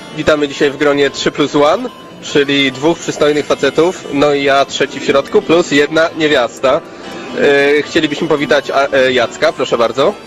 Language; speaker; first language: Polish; native; Polish